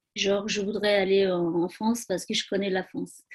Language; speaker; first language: French; non-native, fluent; Chinese